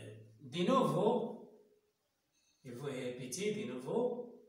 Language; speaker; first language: Portuguese; non-native, learner; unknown